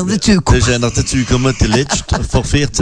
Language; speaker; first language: German; non-native, local second language; French